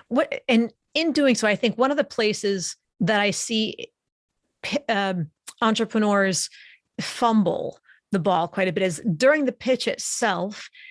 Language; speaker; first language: English; native; English